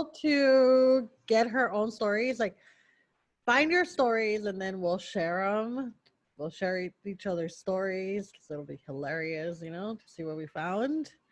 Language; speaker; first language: English; early bilingual, other home language; Spanish